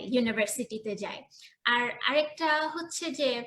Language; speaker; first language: Bangla; early bilingual, heritage; Bangla